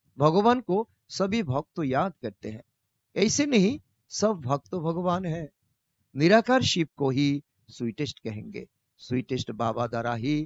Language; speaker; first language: Hindi; non-native, local second language; Bangla